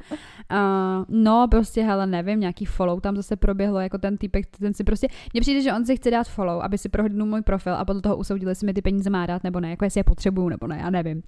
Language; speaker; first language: Czech; native; Czech